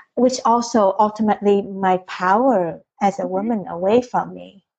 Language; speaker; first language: English; early bilingual, other home language; Vietnamese